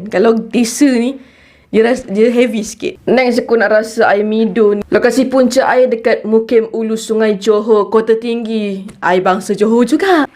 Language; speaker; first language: Malay; native; Malay